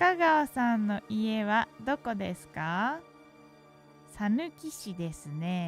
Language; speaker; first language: Japanese; native; Japanese